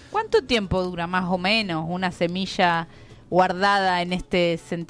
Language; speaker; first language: Spanish; native; Spanish